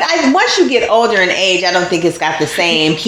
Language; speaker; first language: English; native; English